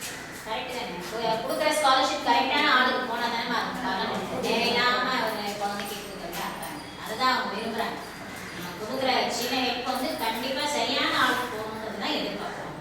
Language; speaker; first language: Tamil; native; Tamil